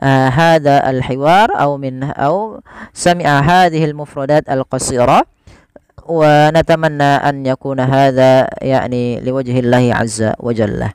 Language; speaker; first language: Arabic; non-native, fluent; Indonesian